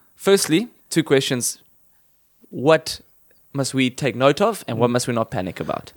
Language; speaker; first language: English; native; English